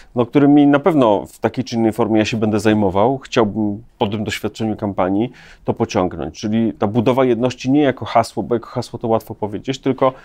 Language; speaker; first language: Polish; native; Polish